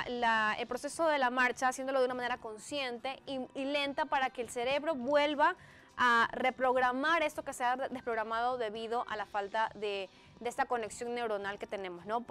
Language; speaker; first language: Spanish; native; Spanish